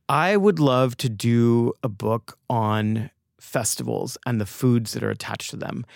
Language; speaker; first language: English; native; English